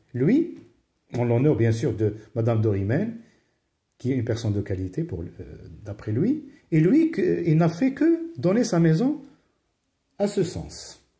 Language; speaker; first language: French; non-native, local second language; Arabic